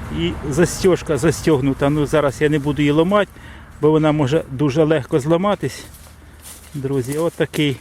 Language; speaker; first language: Ukrainian; native; Ukrainian